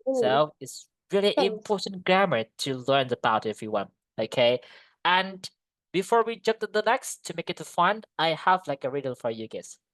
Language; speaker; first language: English; non-native, fluent; Indonesian